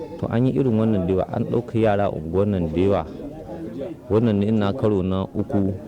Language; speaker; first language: Hausa; native; Hausa